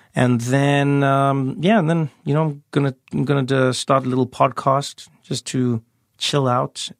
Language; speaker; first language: English; native; English